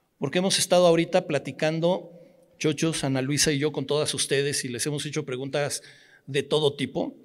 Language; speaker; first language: Spanish; native; Spanish